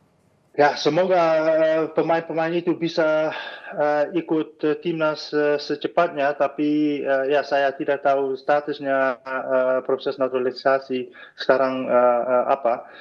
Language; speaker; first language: Indonesian; non-native, fluent; Dutch